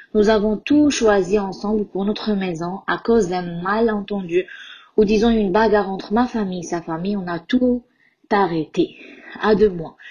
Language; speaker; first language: French; non-native, local second language; Arabic